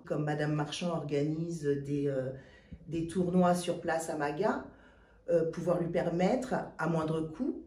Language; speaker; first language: French; native; French